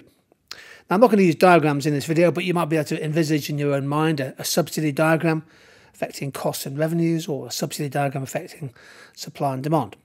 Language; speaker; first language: English; native; English